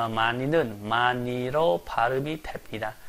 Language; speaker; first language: Korean; non-native, fluent; Khmer